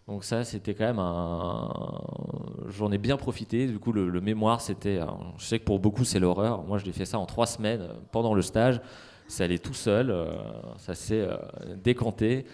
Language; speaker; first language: French; native; French